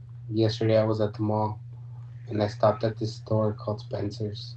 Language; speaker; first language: English; early bilingual, other home language; Spanish